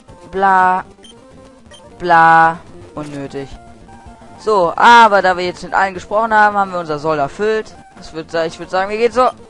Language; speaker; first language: German; native; German